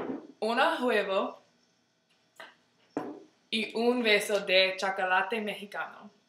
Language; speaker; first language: Spanish; non-native, learner; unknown